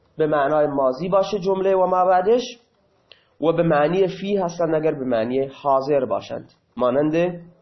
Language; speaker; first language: Persian; non-native, local second language; Baluchi